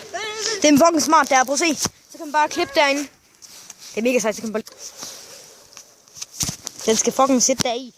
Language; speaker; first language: Danish; native; Danish